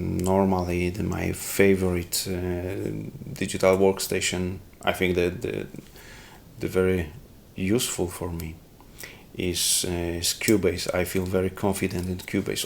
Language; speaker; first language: English; non-native, learner; Polish